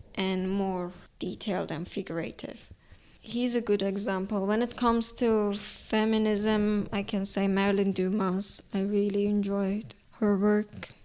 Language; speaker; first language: English; non-native, fluent; Azerbaijani